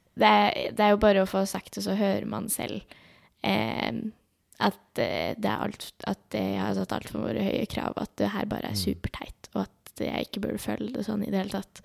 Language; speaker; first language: Norwegian; early bilingual, other home language; Urdu